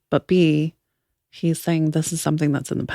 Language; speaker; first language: English; native; English